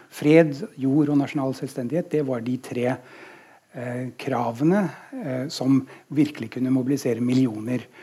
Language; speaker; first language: Norwegian; non-native, fluent; English